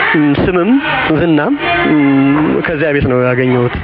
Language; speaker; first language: Amharic; native; Amharic